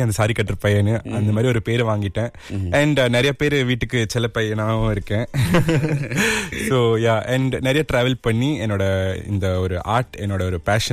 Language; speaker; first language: Tamil; early bilingual, heritage; Tamil